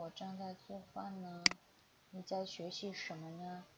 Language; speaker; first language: Chinese; non-native, fluent; Indonesian